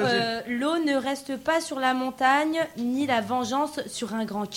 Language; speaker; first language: French; native; French